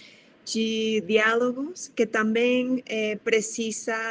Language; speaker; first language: Portuguese; non-native, fluent; Spanish